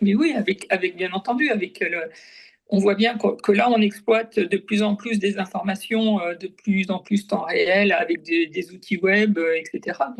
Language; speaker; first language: French; native; French